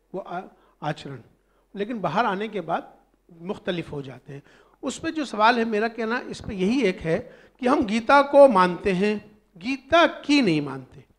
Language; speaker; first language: Hindi; native; Hindi